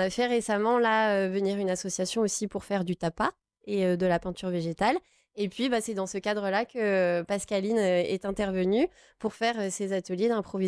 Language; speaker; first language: French; native; French